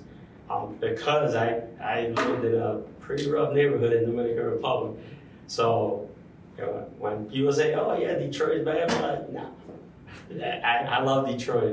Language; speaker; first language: English; non-native, fluent; Spanish